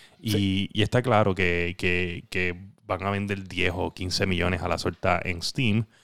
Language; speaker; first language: Spanish; native; Spanish